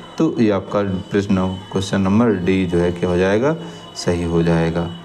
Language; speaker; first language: Hindi; native; Hindi